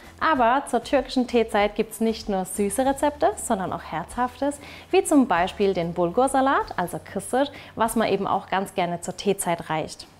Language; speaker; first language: German; early bilingual, other home language; Turkish